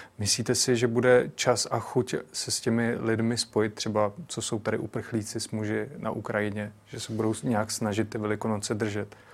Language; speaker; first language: Czech; native; Czech